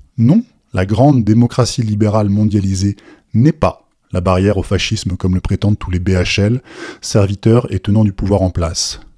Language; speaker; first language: French; native; French